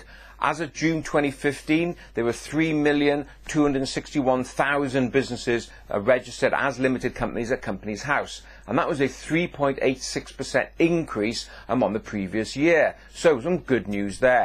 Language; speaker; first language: English; native; English